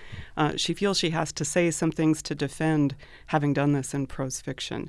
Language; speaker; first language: English; native; English